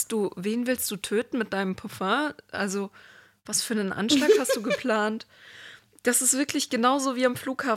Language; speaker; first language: German; native; German